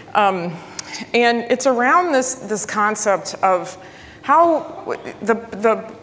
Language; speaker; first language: English; native; English